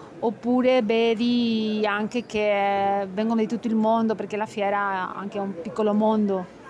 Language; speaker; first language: Italian; non-native, fluent; Spanish